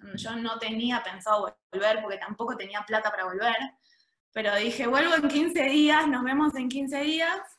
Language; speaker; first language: Spanish; native; Spanish